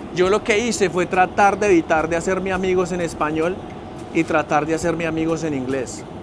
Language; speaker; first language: Spanish; native; Spanish